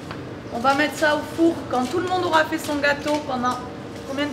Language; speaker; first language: French; native; French